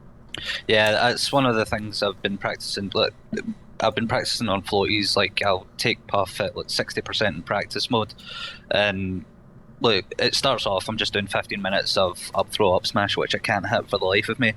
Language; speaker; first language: English; native; English